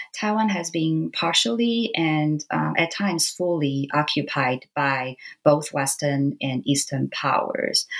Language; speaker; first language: English; non-native, fluent; Chinese